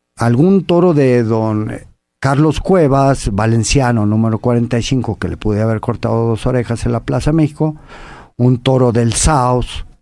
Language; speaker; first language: Spanish; native; Spanish